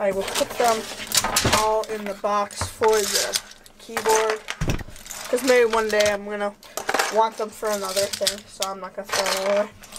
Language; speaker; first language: English; native; English